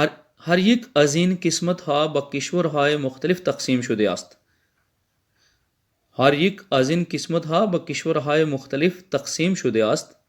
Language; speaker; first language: Persian; non-native, fluent; Urdu